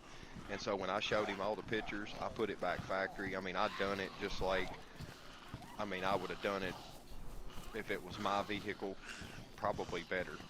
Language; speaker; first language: English; native; English